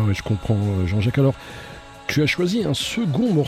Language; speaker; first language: French; native; French